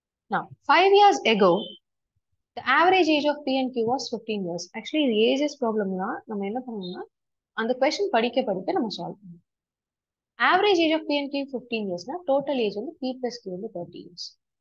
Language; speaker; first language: English; non-native, local second language; Tamil